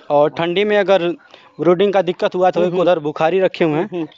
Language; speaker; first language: Hindi; native; Hindi